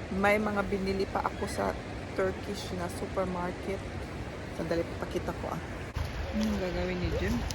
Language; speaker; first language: Filipino; non-native, local second language; Iloko